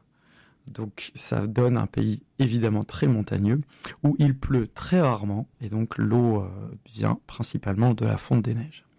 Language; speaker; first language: French; native; French